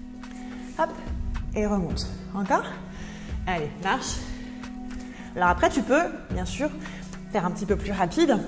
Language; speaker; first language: French; native; French